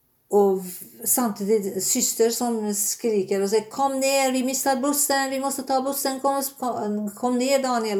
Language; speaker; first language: Swedish; non-native, fluent; Persian